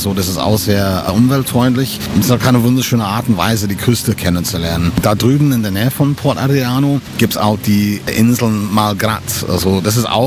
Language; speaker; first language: German; non-native, fluent; English